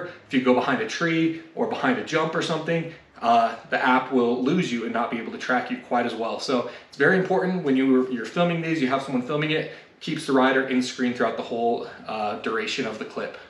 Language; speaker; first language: English; native; English